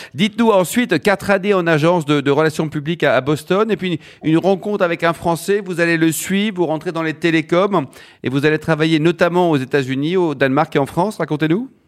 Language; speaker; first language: French; native; French